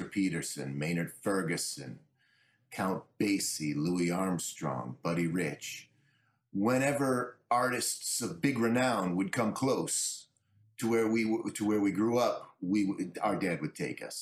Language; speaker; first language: English; native; English